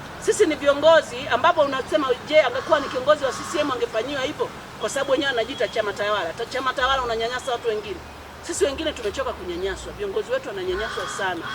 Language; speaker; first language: Swahili; native; Swahili